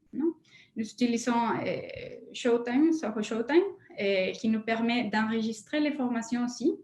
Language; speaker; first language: French; non-native, fluent; Spanish